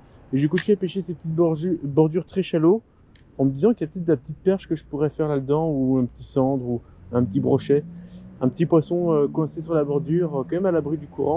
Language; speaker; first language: French; native; French